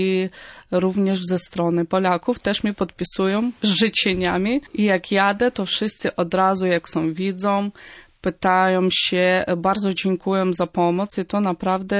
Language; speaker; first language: Polish; non-native, fluent; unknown